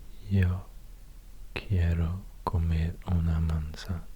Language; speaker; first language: Spanish; non-native, learner; Swedish